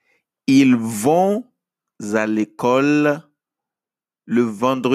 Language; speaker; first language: French; non-native, fluent; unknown